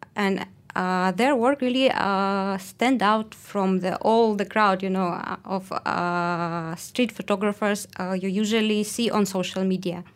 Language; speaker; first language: English; non-native, fluent; Russian